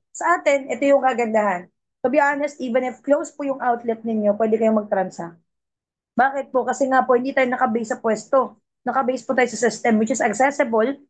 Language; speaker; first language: Filipino; non-native, local second language; Cebuano